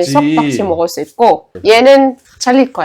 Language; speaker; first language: Korean; non-native, fluent; Arabic